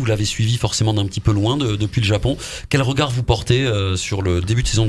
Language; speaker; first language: French; native; French